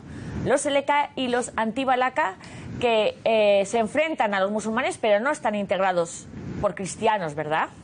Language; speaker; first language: Spanish; native; Spanish